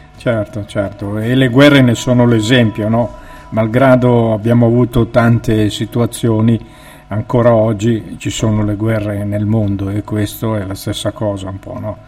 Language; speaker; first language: Italian; native; Italian